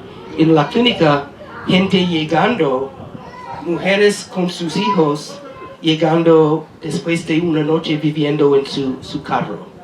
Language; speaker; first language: Spanish; non-native, learner; English